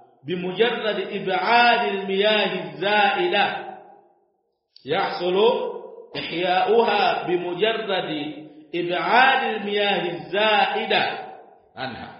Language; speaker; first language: Arabic; non-native, fluent; Swahili